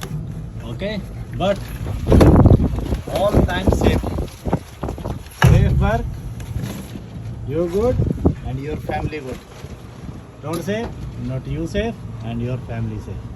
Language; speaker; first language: English; non-native, learner; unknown